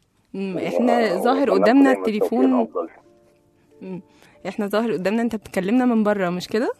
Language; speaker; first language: Arabic; native; Arabic